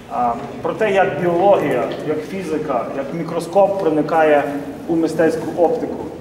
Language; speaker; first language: Ukrainian; native; Ukrainian